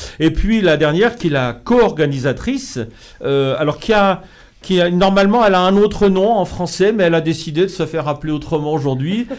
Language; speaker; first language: French; native; French